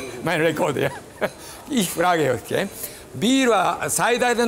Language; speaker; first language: German; non-native, learner; Japanese